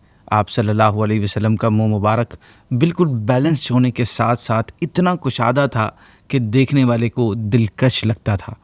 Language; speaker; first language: Urdu; native; Urdu